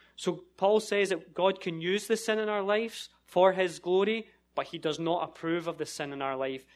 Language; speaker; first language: English; native; English